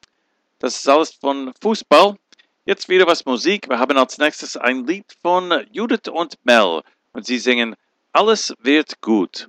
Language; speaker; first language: German; early bilingual, heritage; English